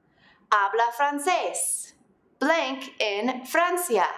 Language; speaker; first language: Spanish; non-native, fluent; English